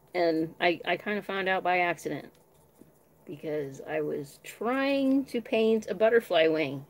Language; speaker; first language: English; native; English